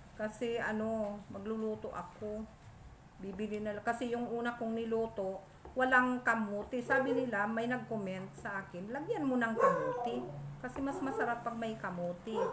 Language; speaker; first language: Filipino; non-native, local second language; Masbatenyo